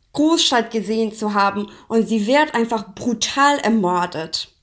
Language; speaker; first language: German; non-native, fluent; Persian